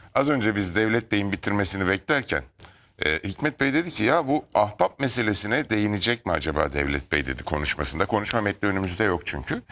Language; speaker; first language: Turkish; native; Turkish